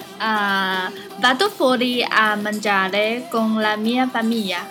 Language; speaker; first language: Italian; non-native, learner; Chinese